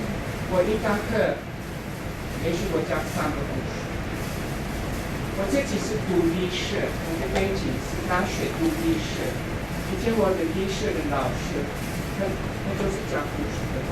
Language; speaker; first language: Chinese; non-native, fluent; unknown